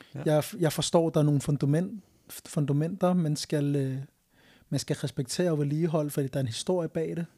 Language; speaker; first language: Danish; early bilingual, other home language; Thai